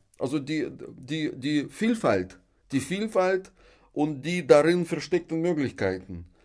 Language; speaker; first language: German; non-native, fluent; Russian